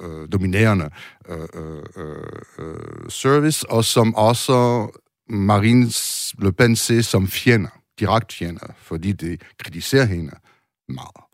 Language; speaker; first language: Danish; non-native, fluent; French